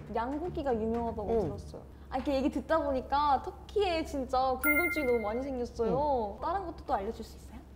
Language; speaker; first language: Korean; native; Korean